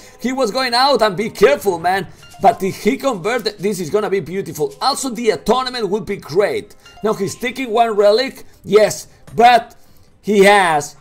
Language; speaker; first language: English; non-native, fluent; Spanish